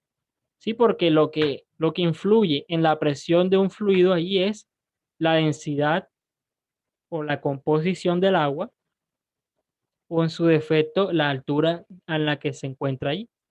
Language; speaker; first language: Spanish; native; Spanish